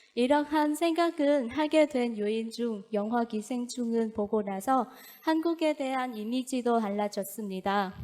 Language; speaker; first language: Korean; non-native, fluent; Vietnamese